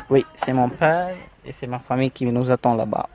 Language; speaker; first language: French; non-native, fluent; Tamil